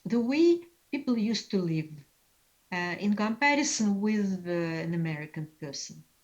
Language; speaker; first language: English; non-native, fluent; Russian